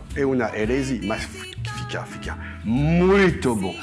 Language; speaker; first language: Portuguese; non-native, learner; French